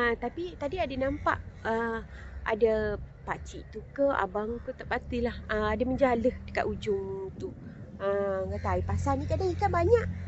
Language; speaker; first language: Malay; native; Malay